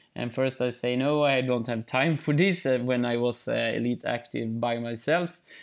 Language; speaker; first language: English; non-native, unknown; Swedish